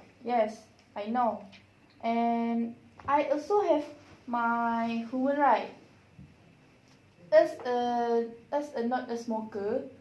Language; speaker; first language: English; non-native, learner; Malay